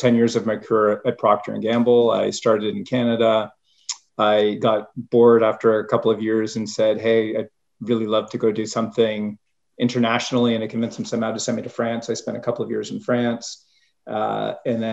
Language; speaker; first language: English; native; English